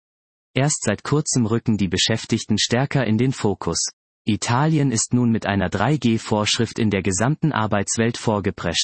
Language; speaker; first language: German; native; German